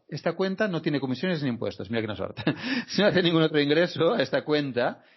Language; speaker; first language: Spanish; non-native, local second language; Catalan